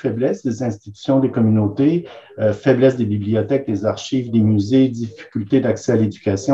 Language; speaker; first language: French; native; French